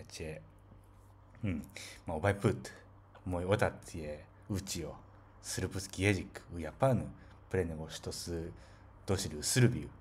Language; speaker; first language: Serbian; non-native, fluent; Japanese